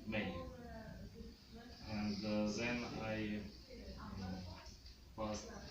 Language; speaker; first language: English; non-native, learner; Russian